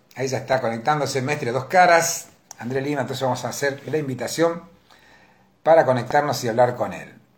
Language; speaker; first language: Spanish; native; Spanish